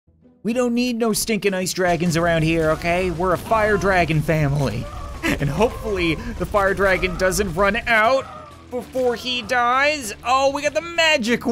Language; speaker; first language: English; native; English